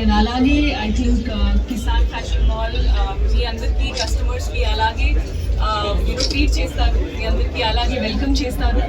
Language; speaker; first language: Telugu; non-native, learner; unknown